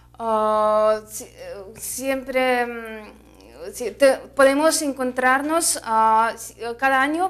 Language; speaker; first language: Spanish; non-native, fluent; Russian